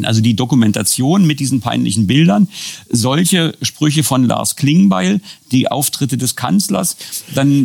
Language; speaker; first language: German; native; German